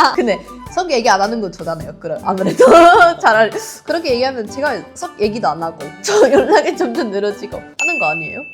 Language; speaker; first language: Korean; non-native, fluent; Japanese